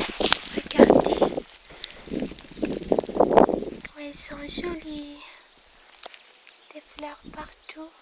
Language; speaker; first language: French; non-native, local second language; Arabic